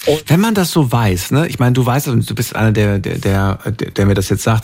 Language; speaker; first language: German; native; German